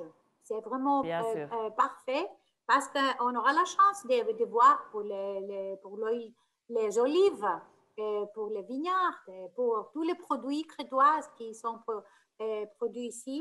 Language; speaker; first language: French; non-native, fluent; Greek